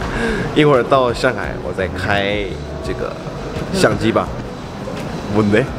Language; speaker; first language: Chinese; non-native, fluent; Korean